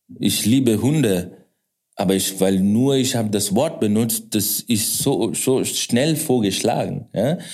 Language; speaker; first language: German; non-native, fluent; Kannada